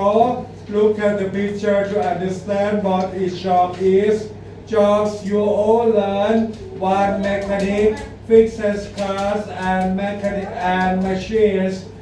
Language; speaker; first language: English; non-native, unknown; Thai